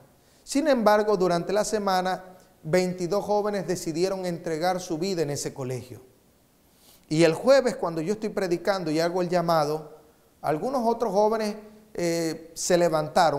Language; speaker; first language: Spanish; native; Spanish